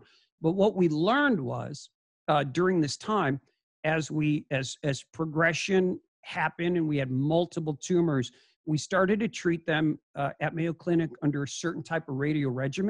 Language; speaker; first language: English; native; English